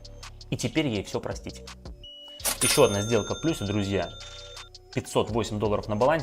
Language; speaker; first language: Russian; native; Russian